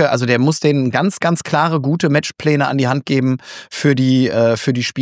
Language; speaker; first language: German; native; German